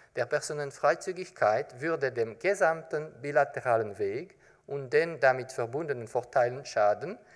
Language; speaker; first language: German; non-native, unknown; French